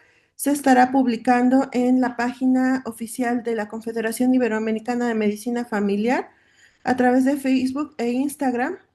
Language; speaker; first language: Spanish; native; Spanish